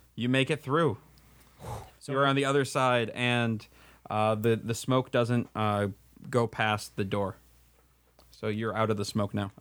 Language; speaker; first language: English; native; English